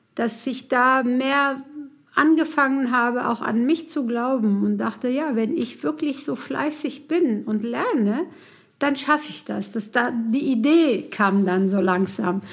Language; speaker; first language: German; non-native, fluent; Kurdish